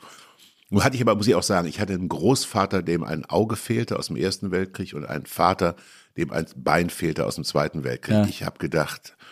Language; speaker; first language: German; native; German